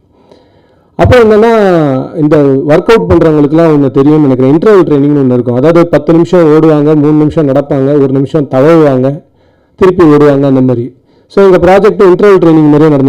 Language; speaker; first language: Tamil; native; Tamil